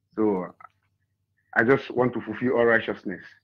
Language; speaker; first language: English; non-native, local second language; Igbo